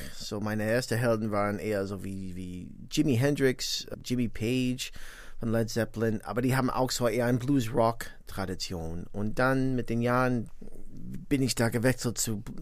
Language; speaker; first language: German; non-native, fluent; English